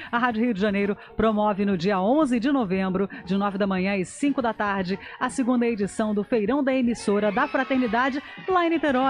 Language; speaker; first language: Portuguese; native; Portuguese